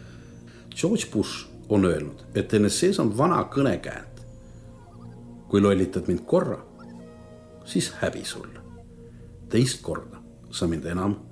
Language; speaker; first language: Estonian; native; Estonian